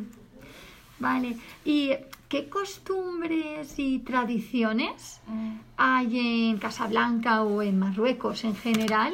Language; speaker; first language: Spanish; native; Spanish